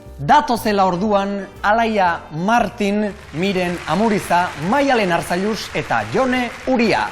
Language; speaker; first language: Basque; native; Basque